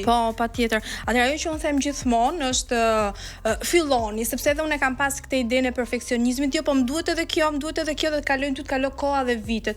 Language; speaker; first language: Albanian; native; Albanian